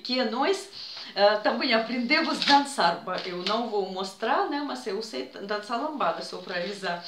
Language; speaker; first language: Portuguese; non-native, fluent; Russian